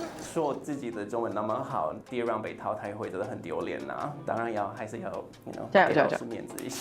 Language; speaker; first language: Chinese; non-native, fluent; Spanish